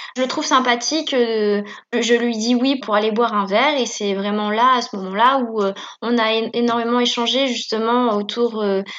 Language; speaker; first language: French; native; French